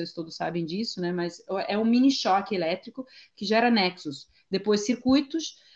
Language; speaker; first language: Portuguese; non-native, fluent; Italian